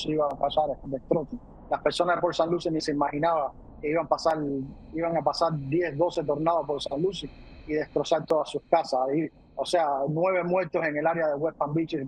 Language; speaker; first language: Spanish; native; Spanish